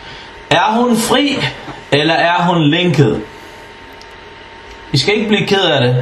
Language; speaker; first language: Danish; non-native, fluent; Arabic